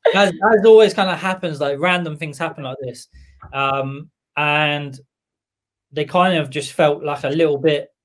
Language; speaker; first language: English; native; English